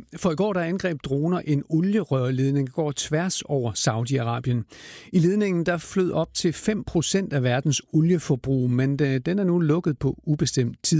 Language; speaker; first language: Danish; native; Danish